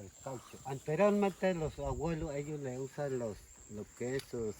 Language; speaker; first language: Spanish; non-native, local second language; Ticuna